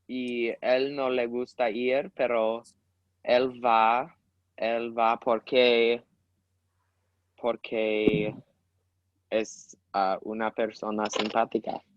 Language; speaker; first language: Spanish; non-native, learner; English